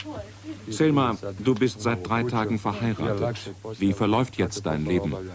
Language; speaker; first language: German; native; German